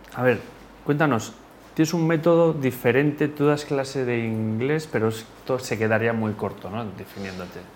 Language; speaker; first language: Spanish; native; Spanish